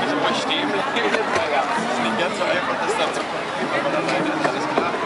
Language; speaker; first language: German; native; German